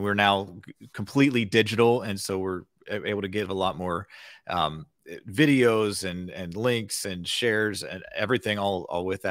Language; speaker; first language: English; native; English